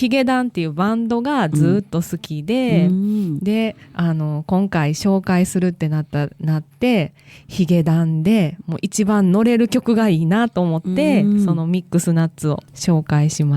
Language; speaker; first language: Japanese; native; Japanese